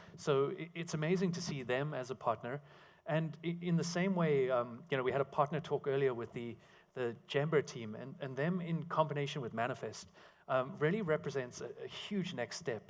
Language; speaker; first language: English; native; English